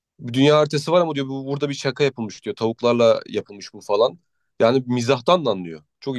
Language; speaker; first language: Turkish; native; Turkish